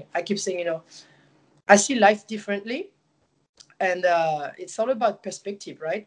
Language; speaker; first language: English; non-native, fluent; French